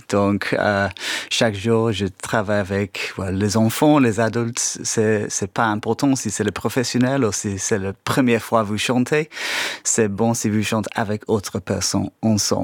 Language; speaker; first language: French; non-native, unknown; English